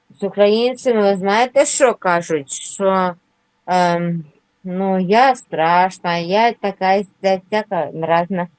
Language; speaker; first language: Ukrainian; non-native, local second language; Russian